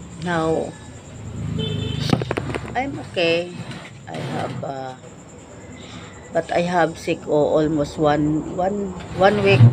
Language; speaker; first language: English; non-native, learner; Filipino